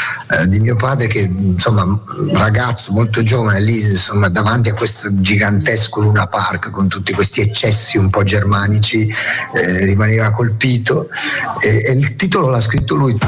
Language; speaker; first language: Italian; native; Italian